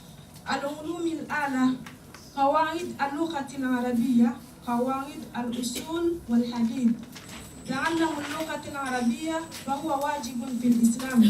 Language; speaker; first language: Arabic; non-native, learner; Malagasy